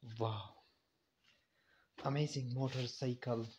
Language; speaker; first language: English; non-native, learner; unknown